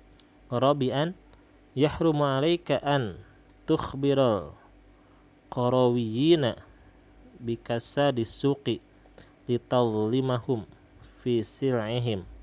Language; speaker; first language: Arabic; non-native, fluent; Indonesian